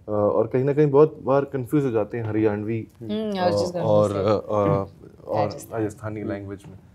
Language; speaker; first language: Hindi; native; Hindi